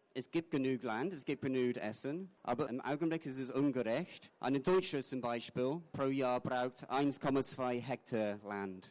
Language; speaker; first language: German; non-native, fluent; English